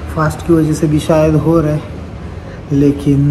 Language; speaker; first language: Hindi; non-native, local second language; Marathi